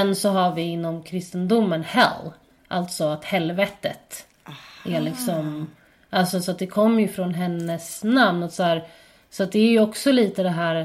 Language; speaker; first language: Swedish; native; Swedish